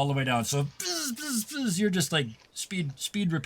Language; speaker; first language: English; native; English